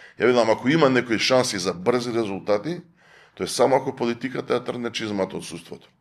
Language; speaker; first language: Macedonian; native; Macedonian